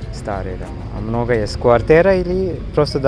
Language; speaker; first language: Russian; non-native, learner; Malayalam